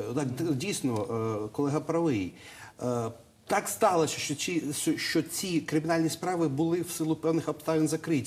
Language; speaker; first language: Ukrainian; native; Ukrainian